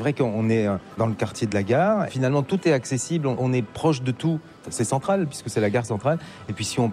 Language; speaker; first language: French; native; French